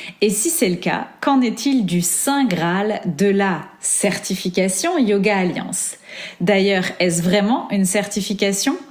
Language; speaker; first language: French; native; French